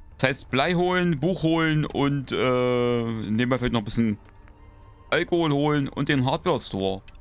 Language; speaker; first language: German; native; German